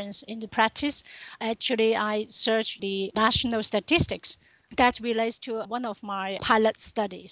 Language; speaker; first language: English; non-native, local second language; Cantonese